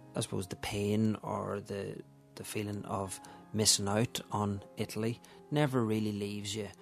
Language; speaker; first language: English; native; English